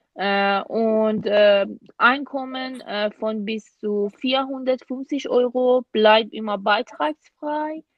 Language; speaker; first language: German; non-native, fluent; Persian